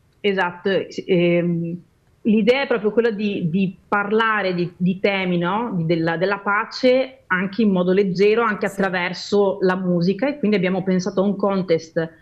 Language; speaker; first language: Italian; native; Italian